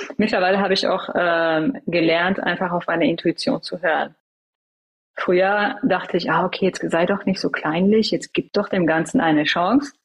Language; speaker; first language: German; early bilingual, other home language; Persian